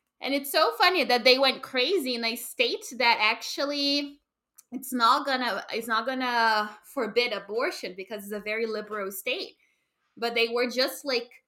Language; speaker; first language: English; non-native, fluent; Portuguese